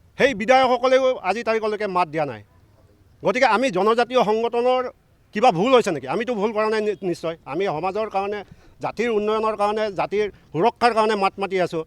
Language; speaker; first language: Assamese; non-native, local second language; Mising